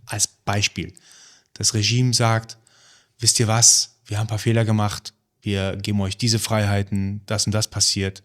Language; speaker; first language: German; early bilingual, other home language; Persian